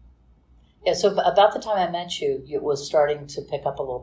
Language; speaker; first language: English; native; English